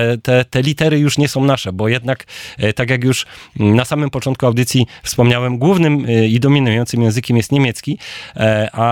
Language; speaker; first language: Polish; native; Polish